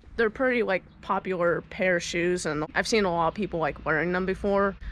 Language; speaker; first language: English; native; English